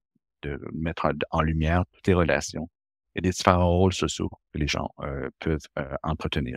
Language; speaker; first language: French; native; French